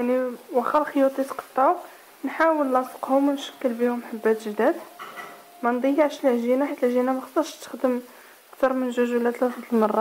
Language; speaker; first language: Arabic; native; Arabic